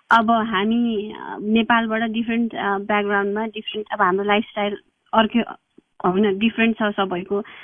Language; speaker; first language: Nepali; native; Nepali